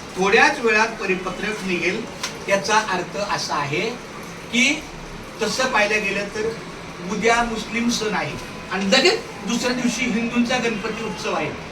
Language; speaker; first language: Marathi; native; Marathi